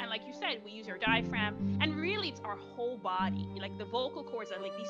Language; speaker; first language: English; non-native, local second language; Igbo